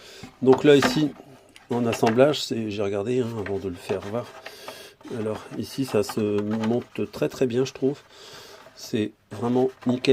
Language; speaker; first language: French; native; French